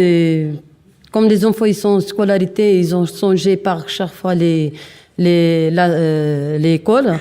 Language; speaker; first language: French; non-native, learner; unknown